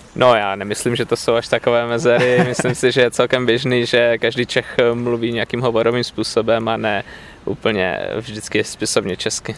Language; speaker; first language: Czech; native; Czech